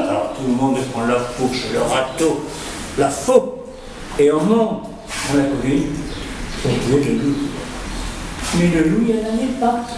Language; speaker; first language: French; native; French